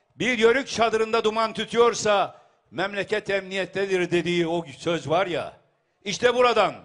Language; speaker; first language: Turkish; native; Turkish